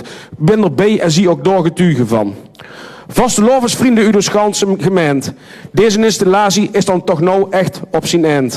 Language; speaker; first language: Dutch; native; Dutch